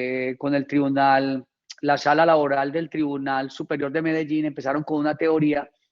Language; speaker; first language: Spanish; native; Spanish